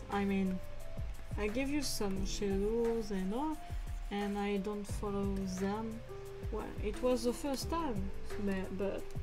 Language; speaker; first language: English; non-native, fluent; French